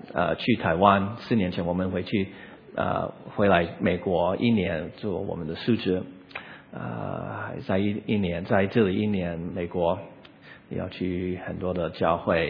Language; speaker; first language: Chinese; non-native, learner; English